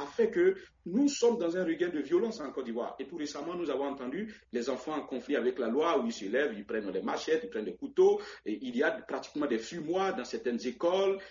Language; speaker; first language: French; non-native, local second language; Baoulé